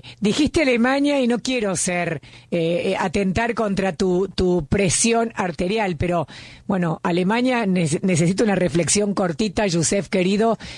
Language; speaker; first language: Spanish; native; Spanish